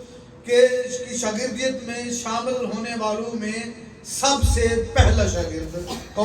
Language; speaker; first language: Urdu; native; Urdu